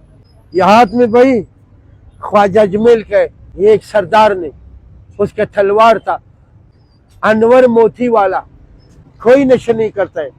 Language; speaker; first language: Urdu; non-native, local second language; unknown